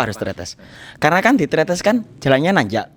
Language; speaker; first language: Indonesian; non-native, local second language; Javanese